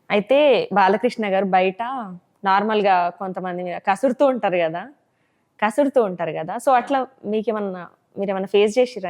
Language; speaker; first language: Telugu; native; Telugu